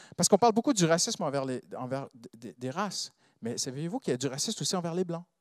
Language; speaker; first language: French; non-native, fluent; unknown